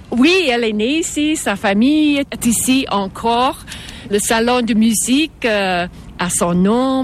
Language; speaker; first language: French; non-native, fluent; English